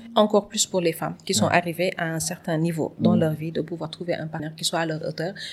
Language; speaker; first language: French; non-native, local second language; Wolof